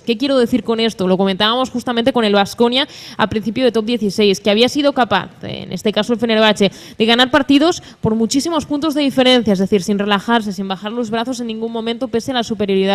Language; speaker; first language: Spanish; native; Spanish